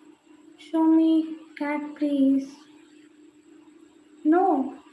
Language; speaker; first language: English; non-native, learner; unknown